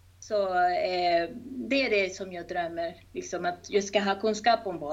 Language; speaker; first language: Swedish; non-native, fluent; Spanish